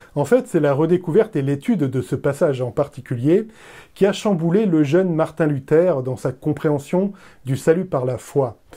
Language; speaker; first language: French; native; French